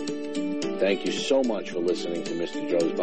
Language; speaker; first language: English; native; English